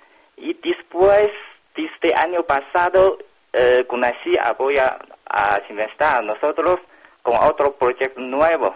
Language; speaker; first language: Spanish; non-native, learner; Chinese